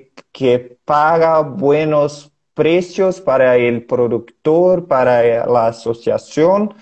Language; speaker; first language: Spanish; non-native, learner; Portuguese